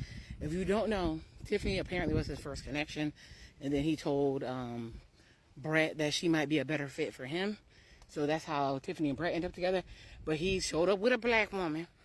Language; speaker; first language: English; native; English